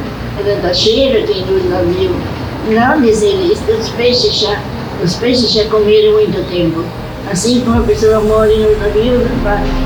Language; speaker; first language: Portuguese; non-native, local second language; German